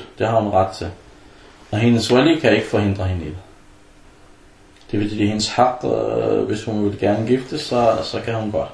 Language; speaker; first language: Danish; early bilingual, other home language; Arabic